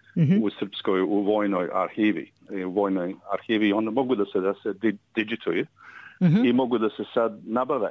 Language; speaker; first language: Serbian; early bilingual, heritage; Serbian